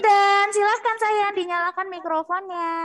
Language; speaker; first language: Indonesian; native; Indonesian